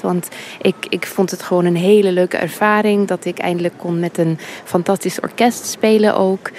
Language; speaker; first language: Dutch; early bilingual, heritage; English